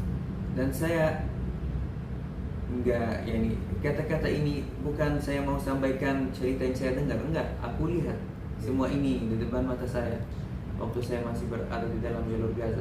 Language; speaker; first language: Indonesian; non-native, learner; Arabic